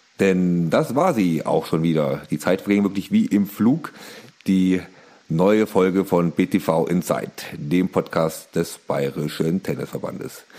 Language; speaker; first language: German; native; German